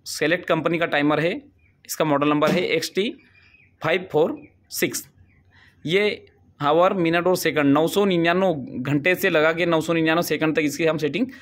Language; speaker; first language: Hindi; native; Hindi